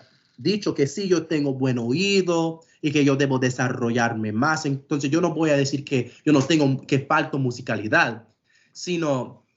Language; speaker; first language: Spanish; non-native, fluent; English